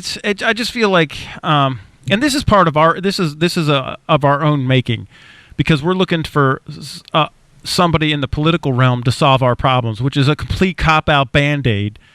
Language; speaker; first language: English; native; English